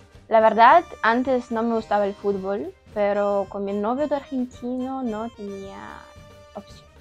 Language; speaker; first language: Spanish; non-native, learner; Ukrainian